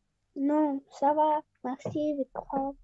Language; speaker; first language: French; non-native, learner; Russian